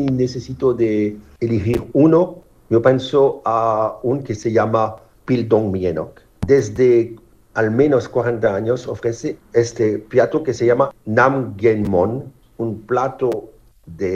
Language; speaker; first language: Spanish; non-native, learner; French